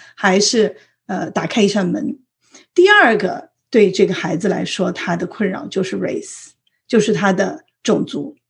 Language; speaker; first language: Chinese; native; Chinese